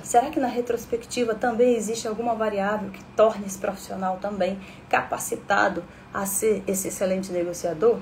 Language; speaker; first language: Portuguese; native; Portuguese